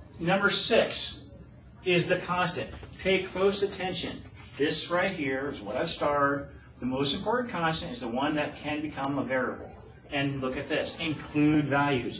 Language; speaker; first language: English; native; English